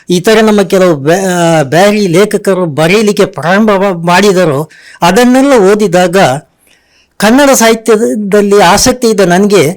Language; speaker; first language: Kannada; non-native, local second language; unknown